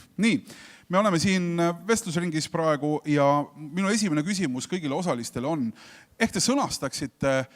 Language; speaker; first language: Estonian; native; Estonian